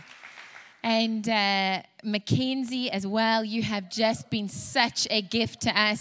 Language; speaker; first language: English; native; English